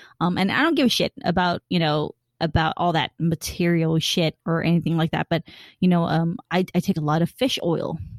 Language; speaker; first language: English; early bilingual, other home language; Khmer